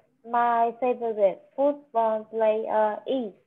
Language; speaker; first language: English; non-native, fluent; Vietnamese